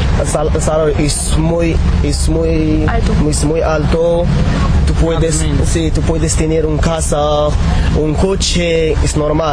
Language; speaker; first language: Spanish; non-native, learner; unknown